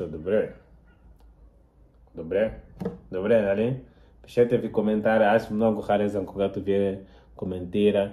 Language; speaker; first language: Bulgarian; non-native, learner; Portuguese